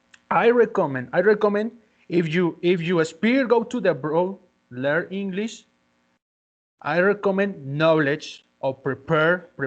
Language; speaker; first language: English; non-native, learner; Spanish